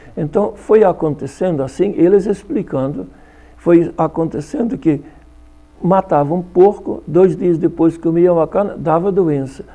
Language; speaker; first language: Portuguese; non-native, fluent; Dutch